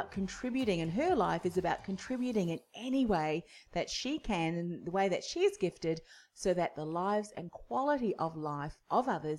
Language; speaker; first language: English; native; English